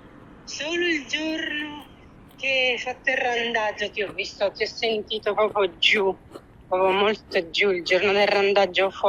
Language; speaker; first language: Italian; native; Italian